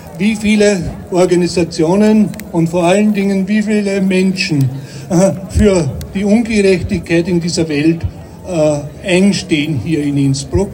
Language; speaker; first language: German; native; German